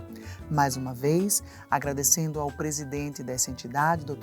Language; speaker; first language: Portuguese; native; Portuguese